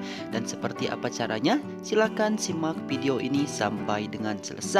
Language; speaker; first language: Indonesian; native; Indonesian